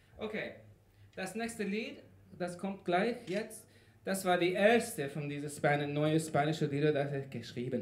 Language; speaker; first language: German; non-native, learner; Spanish